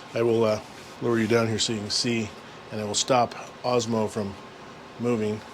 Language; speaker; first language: English; native; English